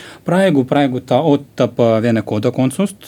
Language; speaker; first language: Estonian; non-native, local second language; Russian